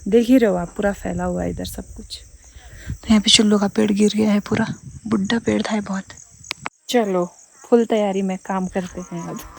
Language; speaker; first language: Hindi; non-native, local second language; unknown